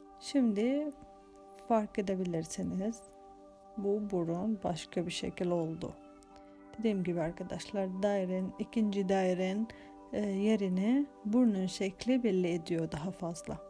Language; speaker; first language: Turkish; non-native, fluent; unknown